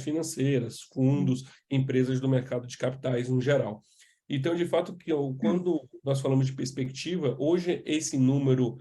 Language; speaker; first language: Portuguese; native; Portuguese